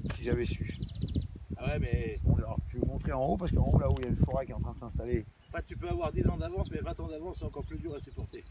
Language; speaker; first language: French; native; French